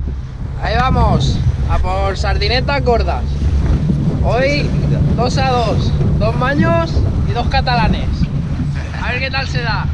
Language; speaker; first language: Spanish; native; Spanish